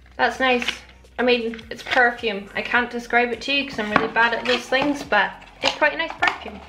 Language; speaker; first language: English; native; English